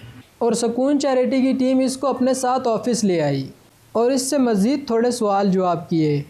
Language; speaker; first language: Urdu; native; Urdu